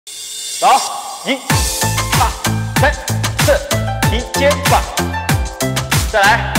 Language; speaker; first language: Chinese; native; Chinese